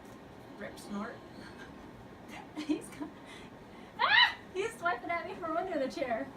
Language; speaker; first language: English; native; English